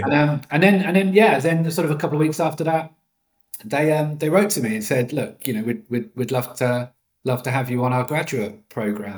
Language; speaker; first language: English; native; English